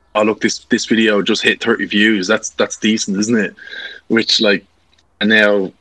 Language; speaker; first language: English; native; English